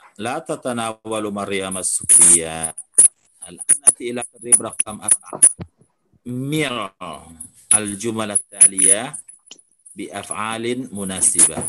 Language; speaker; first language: Arabic; non-native, fluent; Indonesian